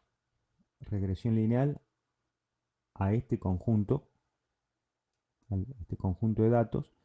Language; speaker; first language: Spanish; native; Spanish